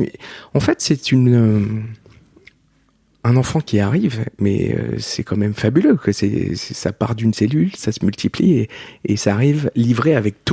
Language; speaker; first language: French; native; French